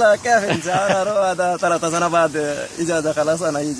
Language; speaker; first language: Arabic; non-native, learner; Bangla